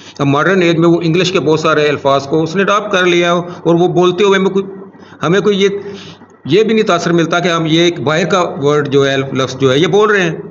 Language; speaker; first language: Urdu; non-native, local second language; Punjabi